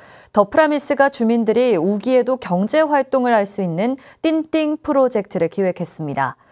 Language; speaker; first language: Korean; native; Korean